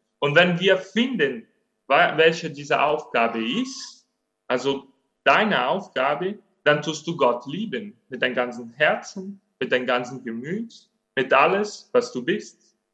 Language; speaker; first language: German; non-native, fluent; Portuguese